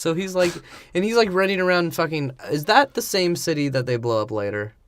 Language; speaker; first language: English; native; English